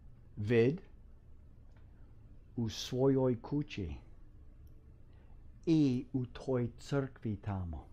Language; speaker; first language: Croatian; early bilingual, heritage; English